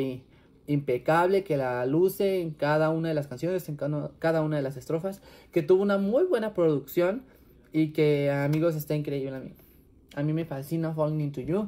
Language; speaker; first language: Spanish; native; Spanish